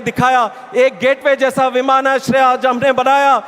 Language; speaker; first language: Hindi; non-native, local second language; Telugu